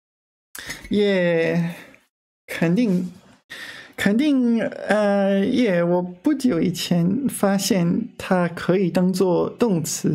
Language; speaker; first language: Chinese; non-native, fluent; English